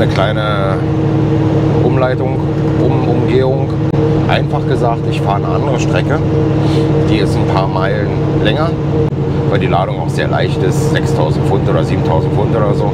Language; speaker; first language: German; native; German